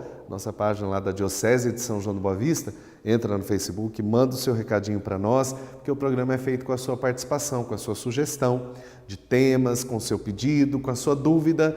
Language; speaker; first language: Portuguese; native; Portuguese